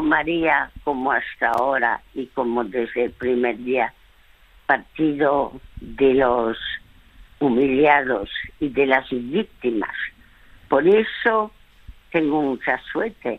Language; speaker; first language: Spanish; early bilingual, other home language; French